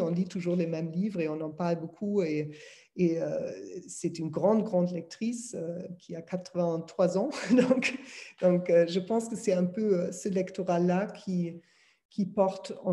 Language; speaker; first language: French; non-native, fluent; German